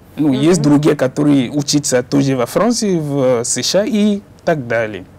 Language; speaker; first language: Russian; non-native, learner; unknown